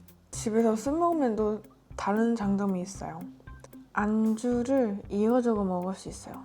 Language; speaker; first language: Korean; non-native, fluent; Chinese